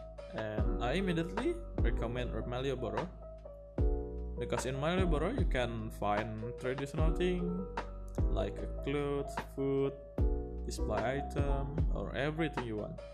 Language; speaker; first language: English; non-native, learner; Indonesian